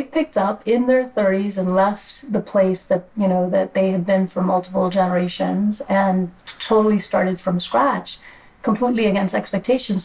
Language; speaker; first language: English; native; English